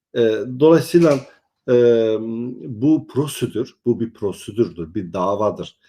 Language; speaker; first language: Turkish; non-native, local second language; Kurdish